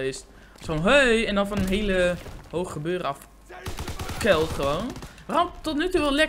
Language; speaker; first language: Dutch; native; Dutch